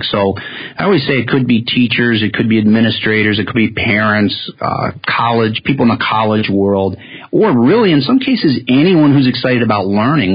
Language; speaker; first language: English; native; English